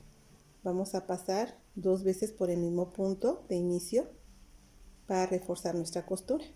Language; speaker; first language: Spanish; native; Spanish